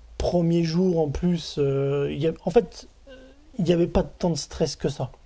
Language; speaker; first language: French; non-native, fluent; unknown